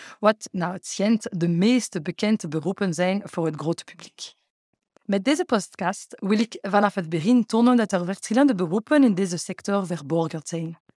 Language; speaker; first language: Dutch; non-native, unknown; French